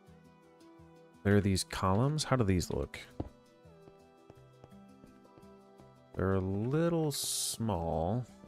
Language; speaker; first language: English; native; English